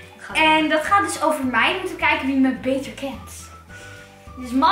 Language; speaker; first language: Dutch; native; Dutch